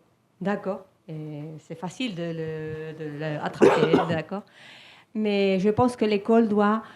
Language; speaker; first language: French; non-native, fluent; Spanish